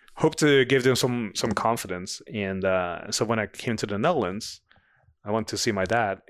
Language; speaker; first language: English; non-native, fluent; Dutch